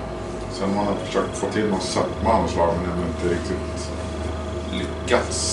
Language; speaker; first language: Swedish; native; Swedish